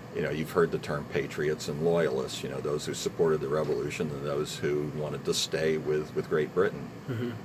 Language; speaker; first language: English; native; English